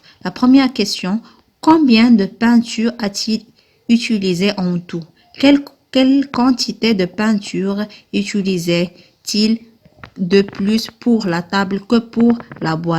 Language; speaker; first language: French; non-native, local second language; Arabic